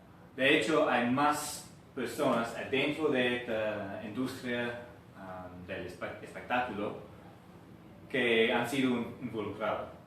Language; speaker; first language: Spanish; non-native, fluent; English